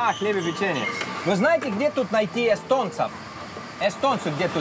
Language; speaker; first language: Russian; non-native, learner; Estonian